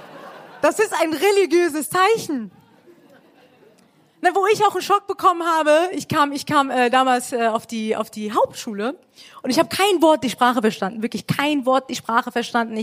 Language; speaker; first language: German; early bilingual, other home language; Persian